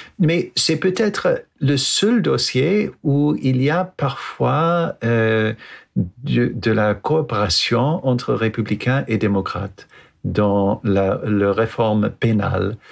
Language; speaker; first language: French; non-native, fluent; English